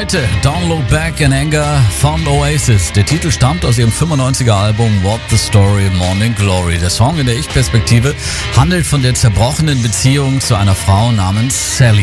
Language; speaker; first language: German; native; German